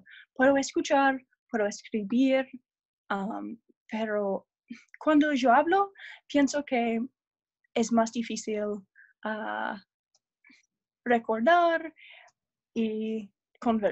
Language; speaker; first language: Spanish; non-native, learner; English